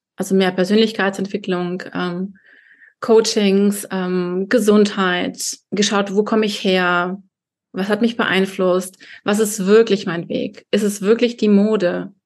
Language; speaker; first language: German; early bilingual, heritage; Russian